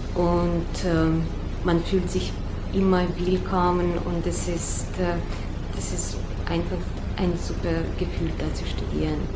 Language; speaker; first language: German; non-native, fluent; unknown